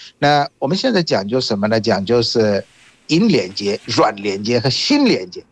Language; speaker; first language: Chinese; non-native, fluent; Bangla